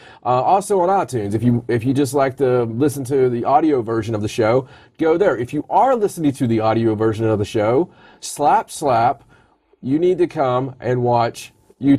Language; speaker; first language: English; native; English